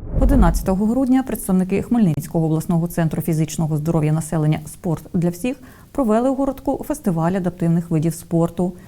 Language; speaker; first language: Ukrainian; native; Ukrainian